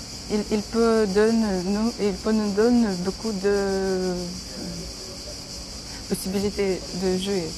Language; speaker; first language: French; non-native, learner; Ukrainian